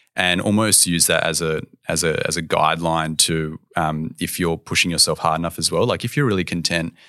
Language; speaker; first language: English; native; English